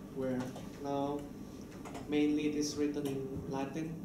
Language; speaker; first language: English; non-native, fluent; Indonesian